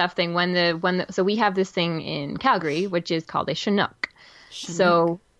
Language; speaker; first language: English; native; English